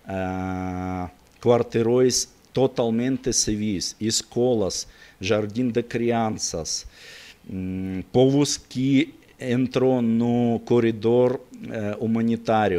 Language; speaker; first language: Portuguese; non-native, learner; Russian